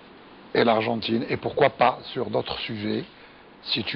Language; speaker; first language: French; non-native, local second language; Arabic